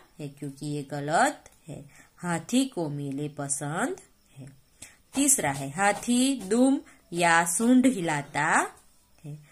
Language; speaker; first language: Hindi; non-native, local second language; Gujarati